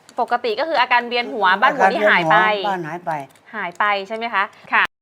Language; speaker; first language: Thai; native; Thai